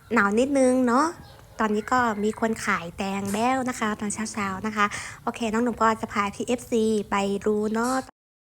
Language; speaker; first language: Thai; non-native, local second language; Shan